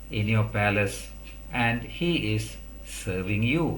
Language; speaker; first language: English; non-native, local second language; Malayalam